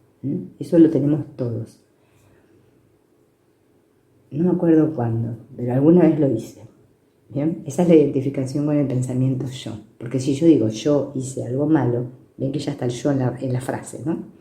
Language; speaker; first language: Spanish; native; Spanish